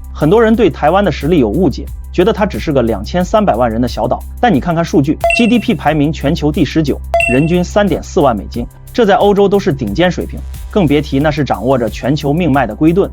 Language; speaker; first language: Chinese; native; Chinese